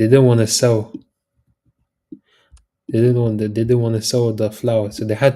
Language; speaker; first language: English; early bilingual, heritage; Arabic